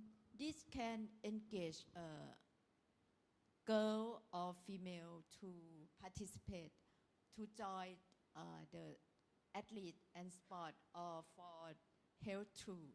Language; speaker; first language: English; non-native, learner; Thai